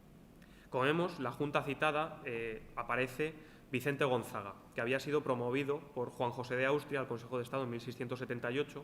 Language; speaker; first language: Spanish; native; Spanish